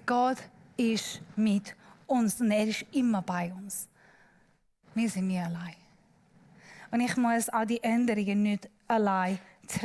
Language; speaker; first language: German; non-native, learner; Persian